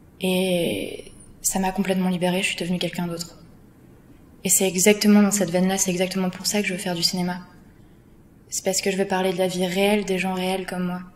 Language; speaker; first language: French; native; French